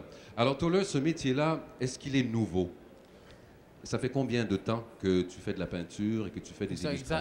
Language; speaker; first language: French; native; French